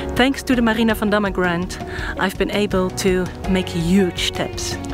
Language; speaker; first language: English; non-native, fluent; Italian